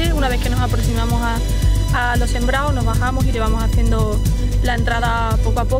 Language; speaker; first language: Spanish; native; Spanish